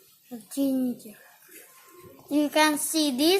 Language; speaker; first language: English; non-native, learner; Indonesian